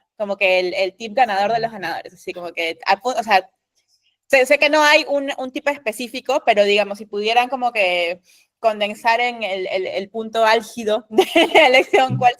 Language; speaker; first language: Spanish; native; Spanish